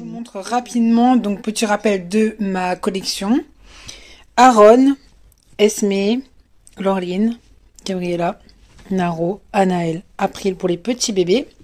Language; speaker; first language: French; native; French